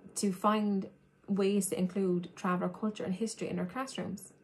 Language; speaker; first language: English; native; English